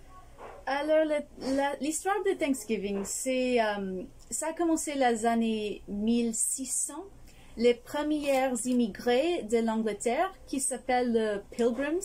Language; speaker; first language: French; non-native, fluent; English